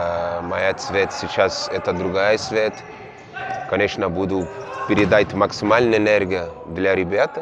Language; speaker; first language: Russian; non-native, learner; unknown